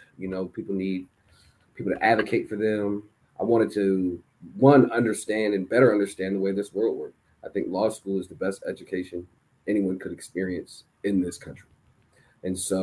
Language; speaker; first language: English; native; English